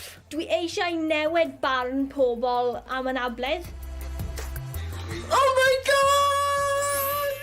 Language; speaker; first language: Welsh; non-native, learner; English